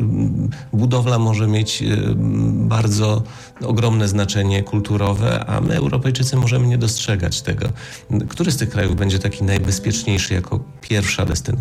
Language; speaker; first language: Polish; native; Polish